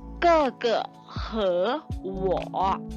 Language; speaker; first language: Chinese; non-native, fluent; Thai